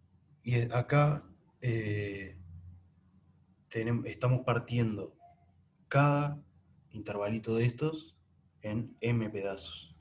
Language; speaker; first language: Spanish; native; Spanish